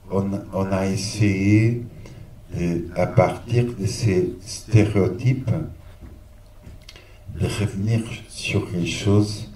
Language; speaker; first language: French; non-native, fluent; Portuguese